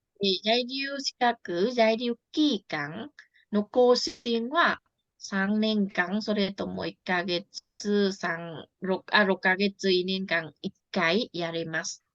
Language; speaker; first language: Japanese; non-native, fluent; Vietnamese